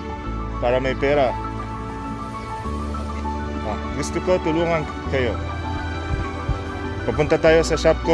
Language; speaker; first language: Filipino; non-native, learner; Arabic